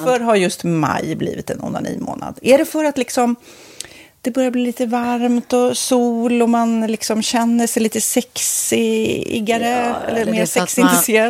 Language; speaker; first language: Swedish; native; Swedish